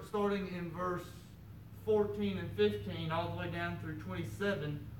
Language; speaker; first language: English; native; English